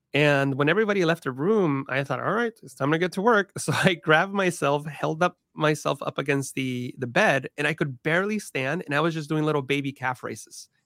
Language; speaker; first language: English; early bilingual, other home language; Spanish